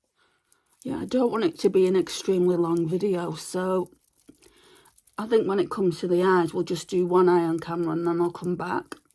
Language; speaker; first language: English; native; English